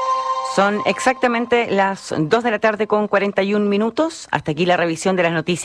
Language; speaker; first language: Spanish; native; Spanish